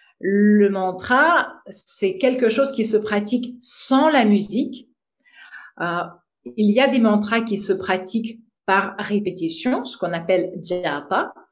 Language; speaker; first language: French; non-native, fluent; Russian